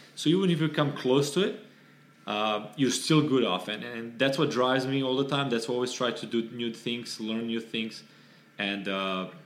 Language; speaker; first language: English; non-native, fluent; Serbian